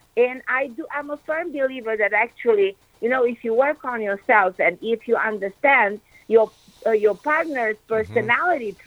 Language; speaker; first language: English; non-native, fluent; Romanian